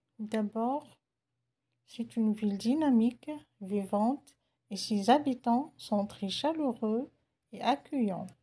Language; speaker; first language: French; non-native, local second language; Arabic